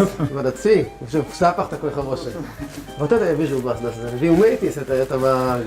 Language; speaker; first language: Russian; non-native, learner; Hebrew